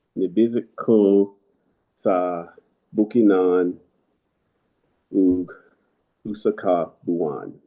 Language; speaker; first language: Cebuano; non-native, learner; English